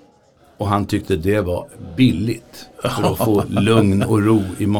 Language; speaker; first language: Swedish; native; Swedish